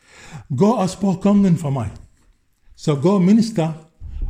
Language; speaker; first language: Danish; non-native, fluent; Arabic